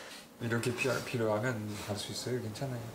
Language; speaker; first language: Korean; non-native, learner; French